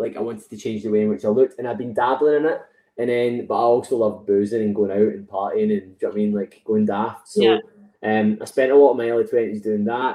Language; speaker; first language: English; native; English